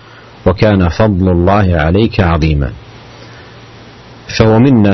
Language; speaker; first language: Arabic; native; Arabic